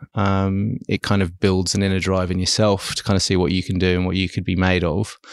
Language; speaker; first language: English; early bilingual, other home language; German